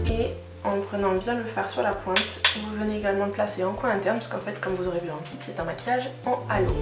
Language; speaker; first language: French; native; French